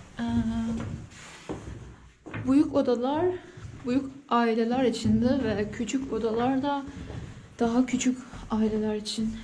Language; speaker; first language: Turkish; non-native, learner; Persian